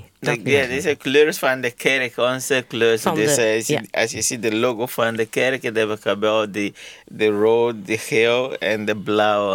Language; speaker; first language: Dutch; non-native, learner; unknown